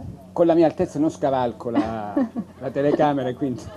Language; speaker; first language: Italian; native; Italian